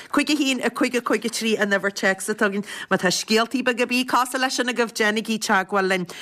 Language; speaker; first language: Irish; native; Irish